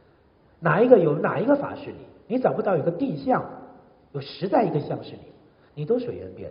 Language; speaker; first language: Chinese; native; Chinese